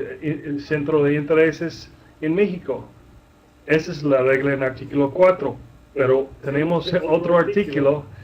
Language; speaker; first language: Spanish; non-native, fluent; English